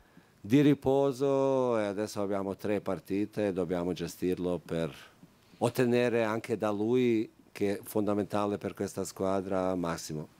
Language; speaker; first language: Italian; non-native, fluent; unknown